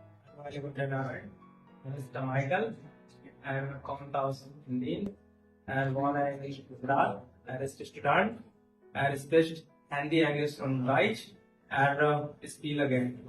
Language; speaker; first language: German; non-native, learner; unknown